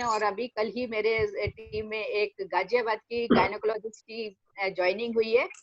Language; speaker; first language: Hindi; native; Hindi